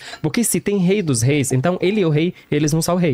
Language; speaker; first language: Portuguese; non-native, learner; Arabic